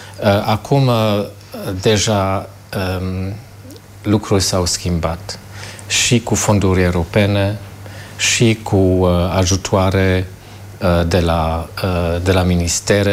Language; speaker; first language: Romanian; non-native, fluent; German